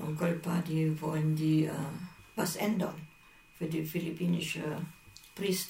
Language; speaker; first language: German; non-native, fluent; Filipino